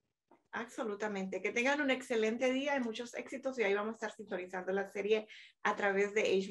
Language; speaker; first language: Spanish; native; Spanish